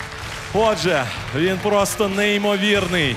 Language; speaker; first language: Ukrainian; native; Ukrainian